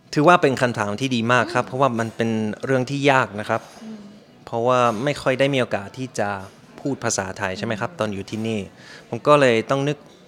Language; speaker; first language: Thai; non-native, fluent; German